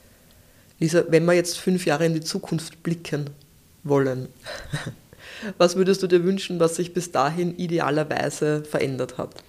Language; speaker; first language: German; native; German